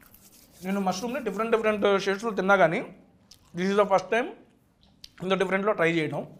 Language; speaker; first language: Telugu; native; Telugu